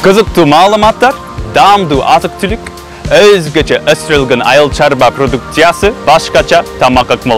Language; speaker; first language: Kyrgyz; non-native, fluent; English